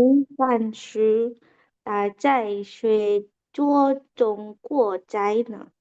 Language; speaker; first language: Chinese; non-native, learner; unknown